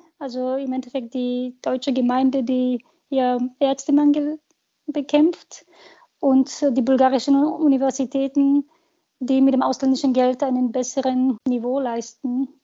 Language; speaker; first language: German; non-native, fluent; Bulgarian